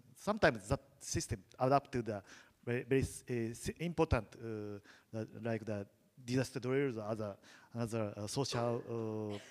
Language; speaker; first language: English; non-native, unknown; Japanese